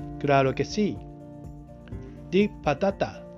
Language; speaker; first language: Spanish; non-native, fluent; Japanese